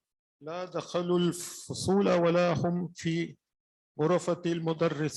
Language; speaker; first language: Arabic; non-native, learner; Urdu